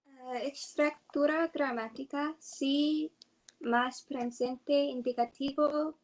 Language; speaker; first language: Spanish; non-native, learner; English